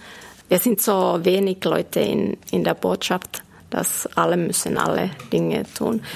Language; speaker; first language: German; non-native, fluent; Finnish